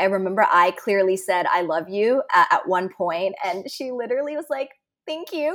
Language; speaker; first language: English; non-native, local second language; Cantonese